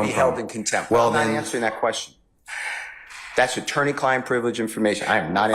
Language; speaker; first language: English; native; English